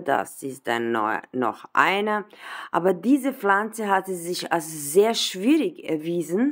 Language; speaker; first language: German; non-native, fluent; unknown